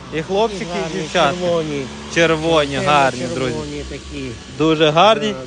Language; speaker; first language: Ukrainian; non-native, local second language; Russian